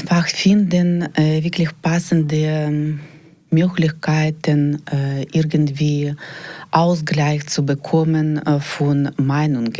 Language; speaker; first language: German; non-native, learner; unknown